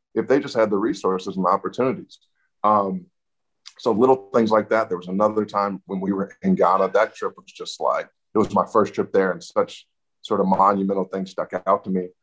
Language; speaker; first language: English; native; English